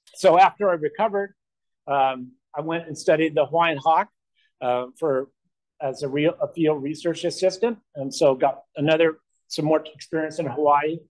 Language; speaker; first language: English; native; English